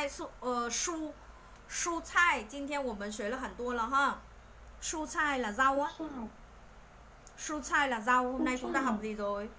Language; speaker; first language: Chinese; non-native, fluent; Vietnamese